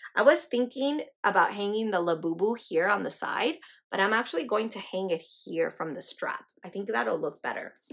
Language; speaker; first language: English; native; English